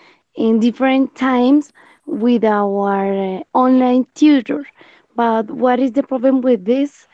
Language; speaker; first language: English; non-native, learner; Spanish